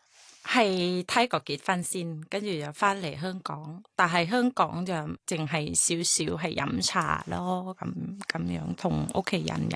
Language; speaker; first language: Cantonese; non-native, fluent; Thai